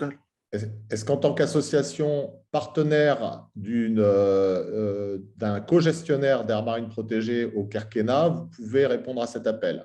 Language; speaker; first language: French; native; French